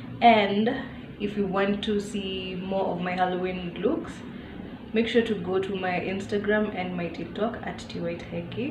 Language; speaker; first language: English; non-native, local second language; Swahili